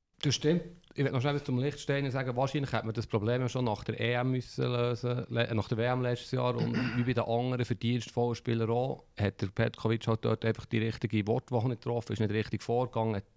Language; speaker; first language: German; native; German